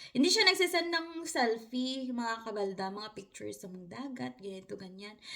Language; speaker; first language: Filipino; non-native, local second language; Hiligaynon